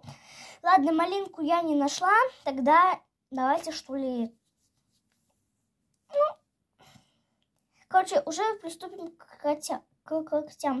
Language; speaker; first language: Russian; native; Russian